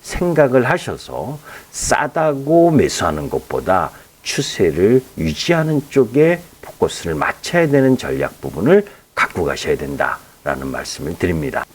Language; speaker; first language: Korean; native; Korean